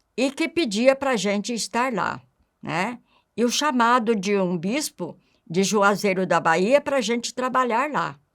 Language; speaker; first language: Portuguese; native; Portuguese